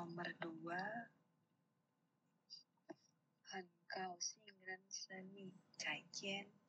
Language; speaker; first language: Chinese; non-native, learner; Indonesian